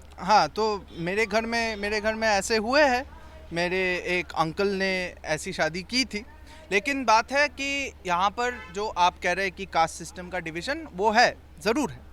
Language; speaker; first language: Hindi; non-native, local second language; Bangla